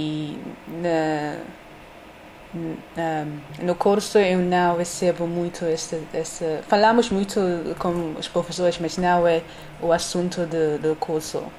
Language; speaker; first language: Portuguese; non-native, learner; English